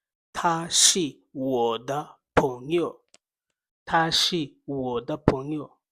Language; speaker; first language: Chinese; non-native, fluent; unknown